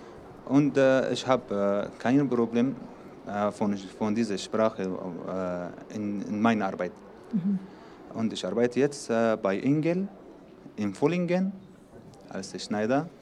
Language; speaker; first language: German; non-native, learner; Arabic